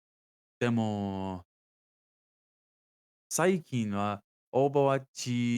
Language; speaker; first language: Japanese; non-native, learner; English